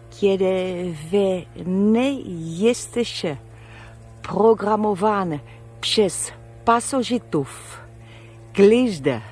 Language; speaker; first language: Polish; non-native, learner; Dutch